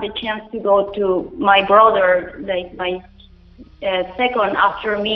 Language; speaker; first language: English; non-native, fluent; Spanish